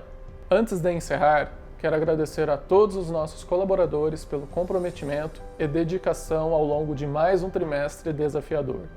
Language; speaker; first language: Portuguese; native; Portuguese